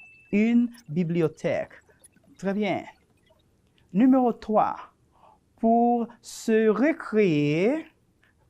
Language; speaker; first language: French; non-native, fluent; Spanish